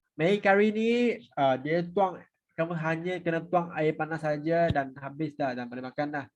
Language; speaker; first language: Malay; non-native, local second language; Chinese